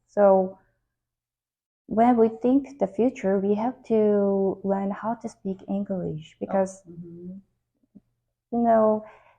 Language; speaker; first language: English; non-native, learner; Korean